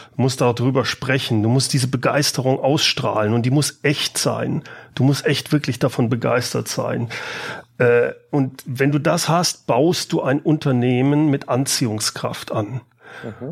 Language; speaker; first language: German; native; German